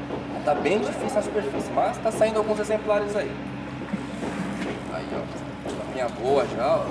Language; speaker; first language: Portuguese; native; Portuguese